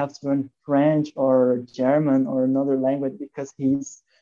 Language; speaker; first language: English; non-native, fluent; Portuguese